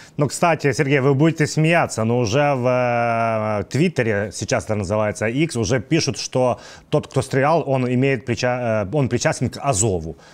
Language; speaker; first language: Russian; non-native, local second language; Ukrainian